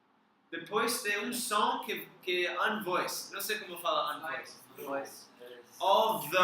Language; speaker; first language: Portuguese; non-native, learner; English